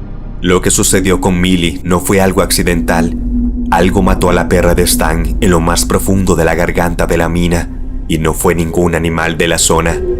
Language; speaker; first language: Spanish; native; Spanish